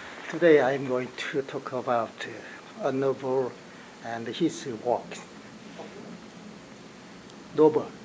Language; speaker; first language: English; non-native, learner; Korean